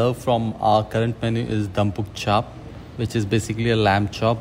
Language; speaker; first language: English; non-native, local second language; Hindi